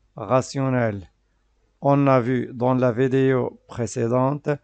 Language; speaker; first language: French; non-native, local second language; Arabic